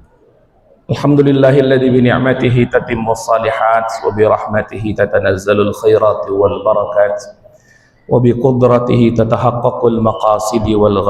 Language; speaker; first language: Indonesian; native; Indonesian